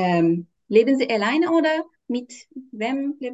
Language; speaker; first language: German; non-native, learner; Turkish